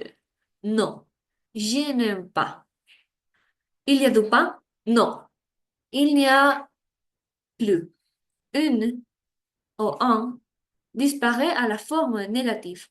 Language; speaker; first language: French; non-native, learner; Spanish